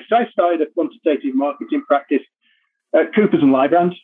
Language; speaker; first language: English; native; English